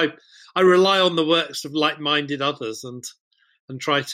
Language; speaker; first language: English; native; English